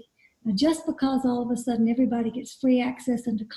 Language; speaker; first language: English; native; English